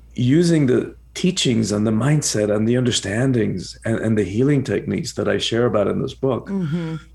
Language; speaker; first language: English; early bilingual, other home language; Spanish